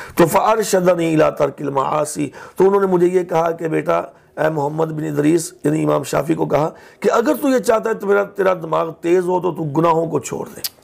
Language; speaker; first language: Urdu; non-native, local second language; Punjabi